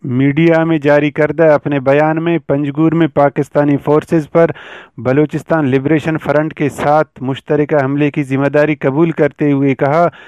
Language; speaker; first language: Urdu; non-native, local second language; Baluchi